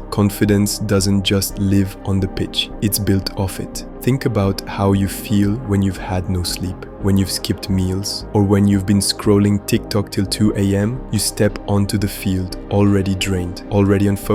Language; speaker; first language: English; native; English